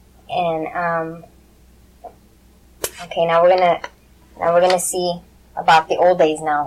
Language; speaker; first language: English; early bilingual, other home language; Spanish